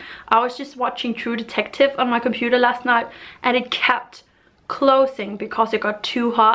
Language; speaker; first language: English; non-native, fluent; Danish